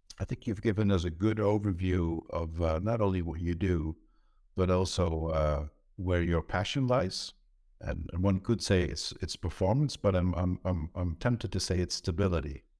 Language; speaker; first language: English; non-native, fluent; Dutch